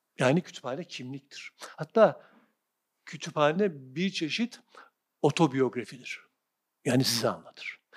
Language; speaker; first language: Turkish; native; Turkish